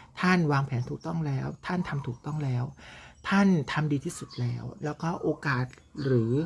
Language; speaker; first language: Thai; native; Thai